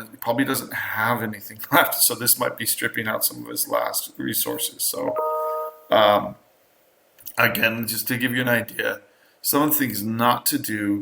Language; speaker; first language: English; native; English